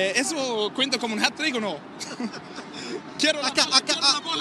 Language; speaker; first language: Portuguese; non-native, learner; Danish